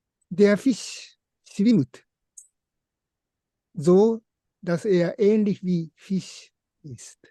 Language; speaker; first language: German; non-native, fluent; Japanese